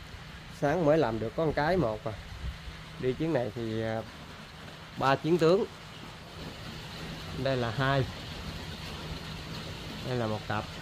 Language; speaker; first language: Vietnamese; native; Vietnamese